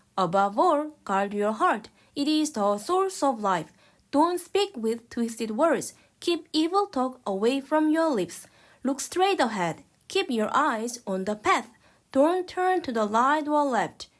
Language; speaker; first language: English; non-native, fluent; Korean